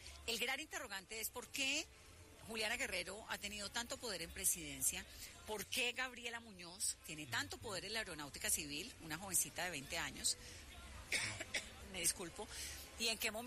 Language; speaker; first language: Spanish; native; Spanish